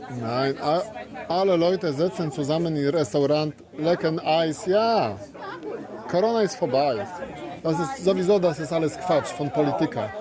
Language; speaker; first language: German; non-native, learner; Polish